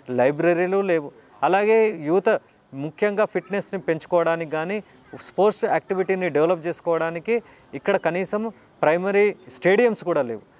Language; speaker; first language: Telugu; native; Telugu